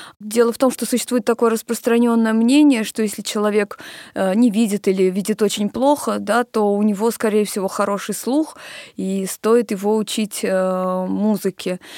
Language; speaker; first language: Russian; native; Russian